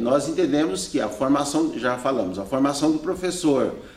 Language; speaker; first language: Portuguese; native; Portuguese